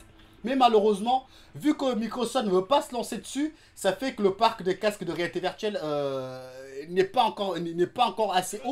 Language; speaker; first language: French; native; French